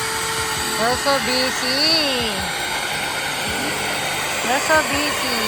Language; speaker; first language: English; non-native, local second language; Filipino